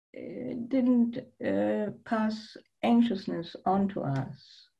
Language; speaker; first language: English; non-native, fluent; German